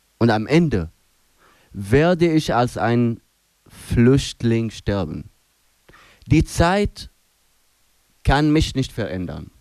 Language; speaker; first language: German; non-native, fluent; Arabic